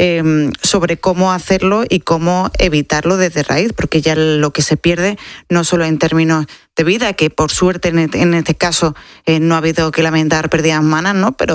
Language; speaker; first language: Spanish; native; Spanish